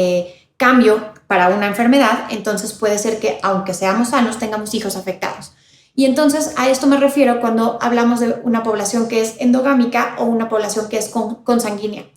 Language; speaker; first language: Spanish; native; Spanish